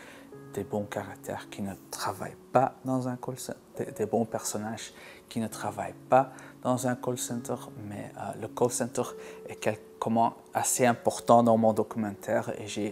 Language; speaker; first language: French; non-native, local second language; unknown